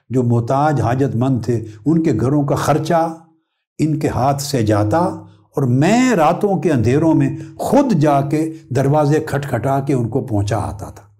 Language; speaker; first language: Urdu; non-native, local second language; Punjabi